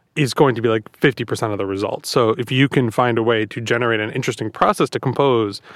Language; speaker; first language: English; native; English